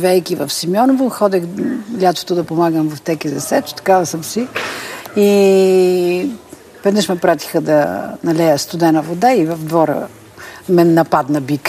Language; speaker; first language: Bulgarian; native; Bulgarian